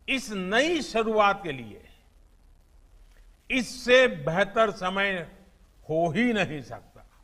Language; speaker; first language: Hindi; non-native, local second language; Gujarati